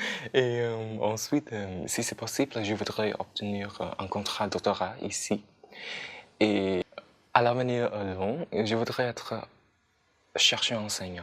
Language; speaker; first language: French; non-native, fluent; Khmer